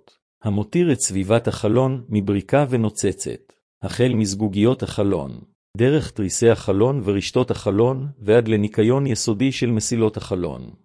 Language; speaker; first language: Hebrew; native; Hebrew